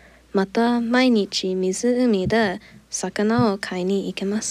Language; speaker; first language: Japanese; non-native, learner; English